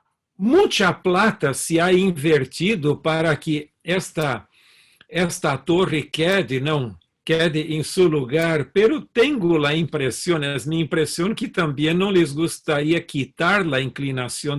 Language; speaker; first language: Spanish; non-native, fluent; Portuguese